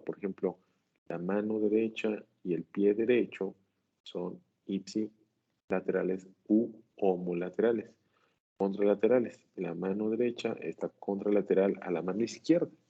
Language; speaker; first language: Spanish; native; Spanish